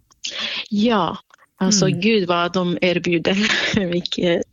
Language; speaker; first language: Swedish; non-native, fluent; Kurdish